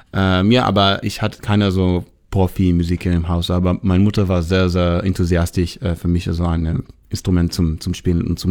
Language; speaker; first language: German; non-native, learner; Hebrew